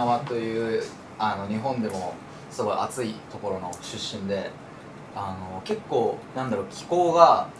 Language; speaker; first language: Japanese; native; Japanese